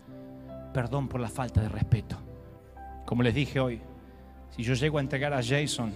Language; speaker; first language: Spanish; native; Spanish